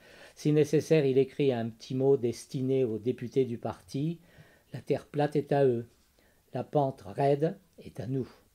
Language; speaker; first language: French; native; French